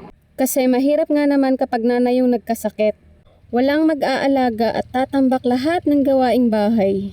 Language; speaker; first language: Filipino; native; Filipino